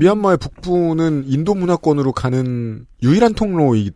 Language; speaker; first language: Korean; native; Korean